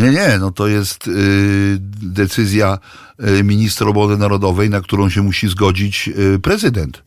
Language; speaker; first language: Polish; native; Polish